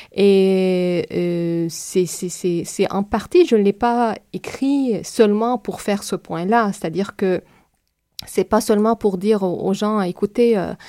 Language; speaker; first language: French; non-native, fluent; Arabic